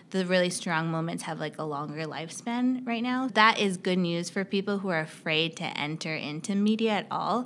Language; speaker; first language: English; native; English